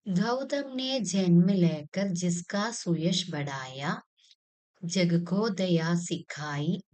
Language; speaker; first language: Hindi; non-native, local second language; Malayalam